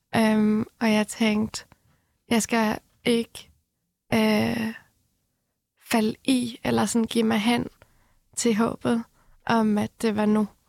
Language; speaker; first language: Danish; non-native, fluent; Persian